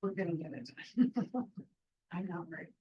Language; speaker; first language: English; native; English